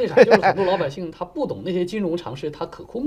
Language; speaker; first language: Chinese; native; Chinese